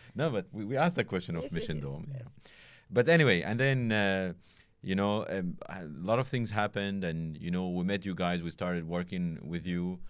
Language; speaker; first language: English; non-native, fluent; Arabic